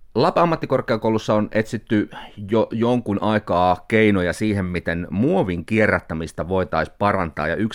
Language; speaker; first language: Finnish; native; Finnish